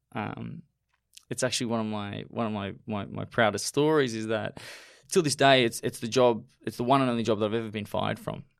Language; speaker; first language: English; native; English